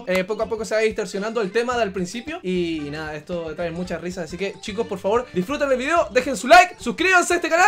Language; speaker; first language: Spanish; native; Spanish